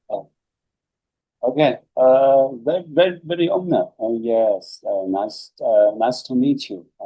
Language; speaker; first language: English; non-native, learner; Chinese